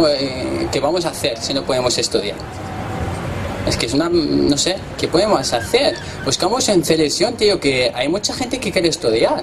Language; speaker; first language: Spanish; non-native, learner; Arabic